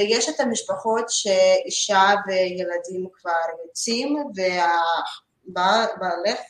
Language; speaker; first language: Hebrew; non-native, learner; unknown